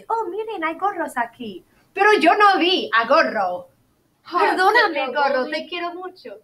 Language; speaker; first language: Spanish; non-native, fluent; English